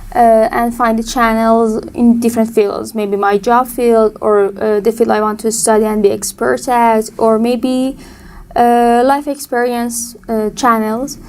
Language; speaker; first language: English; non-native, fluent; Persian